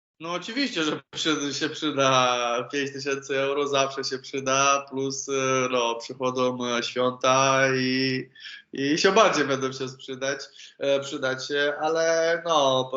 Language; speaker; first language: Polish; non-native, learner; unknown